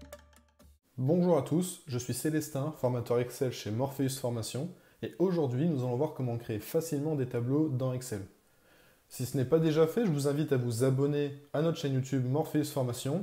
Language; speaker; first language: French; native; French